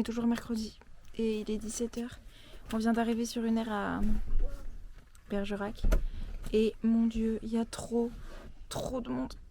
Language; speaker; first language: French; native; French